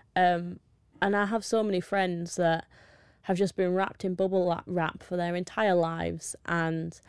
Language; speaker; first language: English; native; English